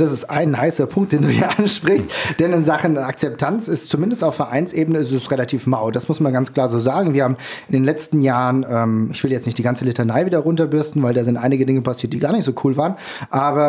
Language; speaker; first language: German; native; German